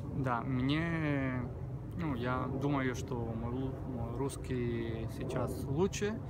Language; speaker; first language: Russian; non-native, learner; Spanish